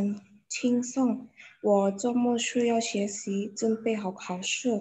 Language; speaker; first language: Chinese; non-native, learner; Indonesian